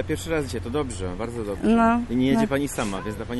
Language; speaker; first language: Polish; native; Polish